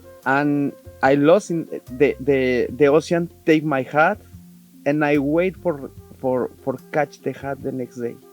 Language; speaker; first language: English; non-native, learner; Spanish